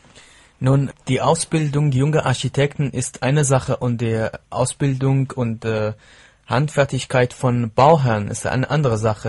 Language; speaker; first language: German; non-native, fluent; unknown